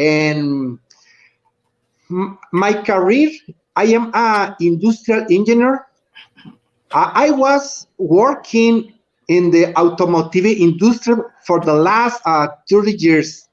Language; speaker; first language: English; non-native, learner; Spanish